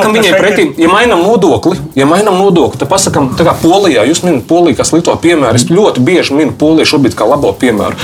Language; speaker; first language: Latvian; native; Latvian